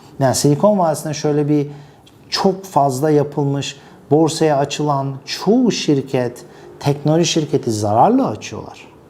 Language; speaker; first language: Turkish; early bilingual, other home language; English